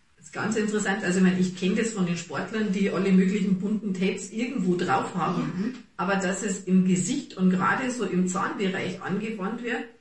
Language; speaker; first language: German; native; German